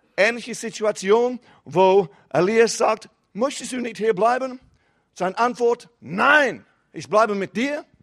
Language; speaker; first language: German; non-native, fluent; English